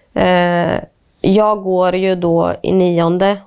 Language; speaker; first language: Swedish; native; Swedish